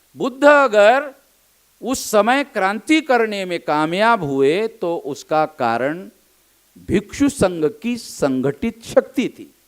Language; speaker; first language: Hindi; non-native, local second language; Marathi